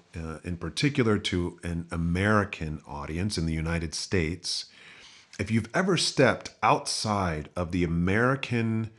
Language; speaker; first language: English; native; English